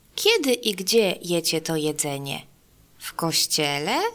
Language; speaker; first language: Polish; non-native, fluent; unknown